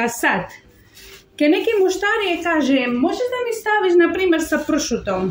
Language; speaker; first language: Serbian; non-native, learner; Spanish